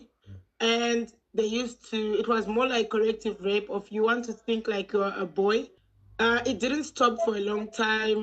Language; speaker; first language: English; non-native, local second language; Shona